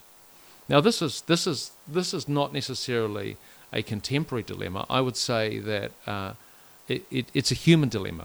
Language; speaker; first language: English; native; English